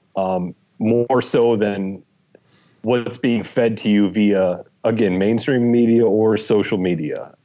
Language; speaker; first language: English; native; English